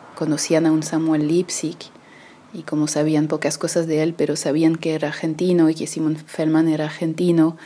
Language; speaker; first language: Spanish; early bilingual, other home language; French